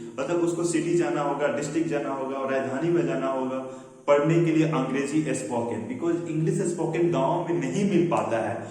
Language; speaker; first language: Hindi; non-native, local second language; Bhojpuri